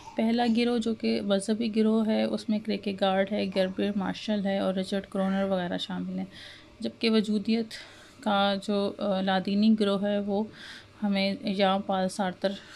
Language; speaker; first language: Urdu; non-native, local second language; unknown